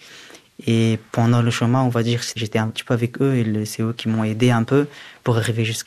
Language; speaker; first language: French; early bilingual, other home language; Persian